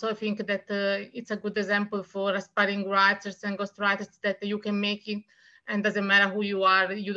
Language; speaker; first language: English; non-native, fluent; Italian